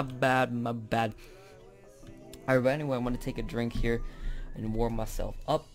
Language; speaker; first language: English; native; English